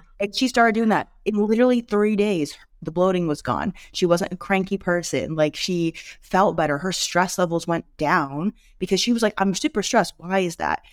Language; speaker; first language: English; native; English